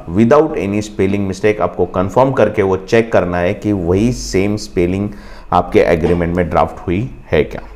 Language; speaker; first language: Hindi; non-native, local second language; Marathi